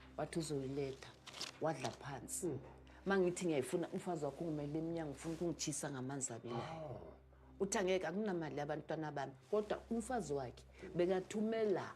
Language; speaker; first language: Zulu; native; Zulu